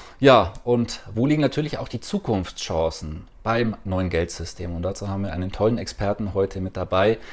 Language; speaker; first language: German; native; German